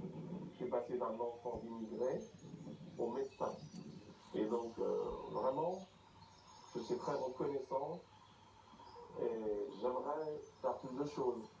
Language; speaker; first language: French; early bilingual, other home language; Chinese